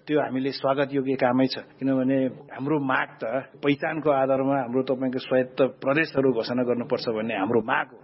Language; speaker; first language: Nepali; non-native, local second language; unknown